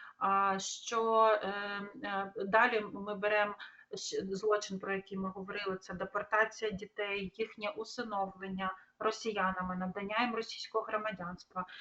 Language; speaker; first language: Ukrainian; native; Ukrainian